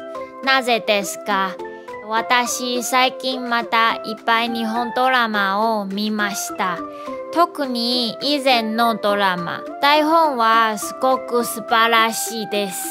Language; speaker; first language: Japanese; non-native, learner; Chinese